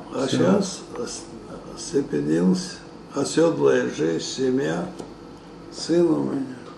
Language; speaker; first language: Russian; non-native, local second language; Georgian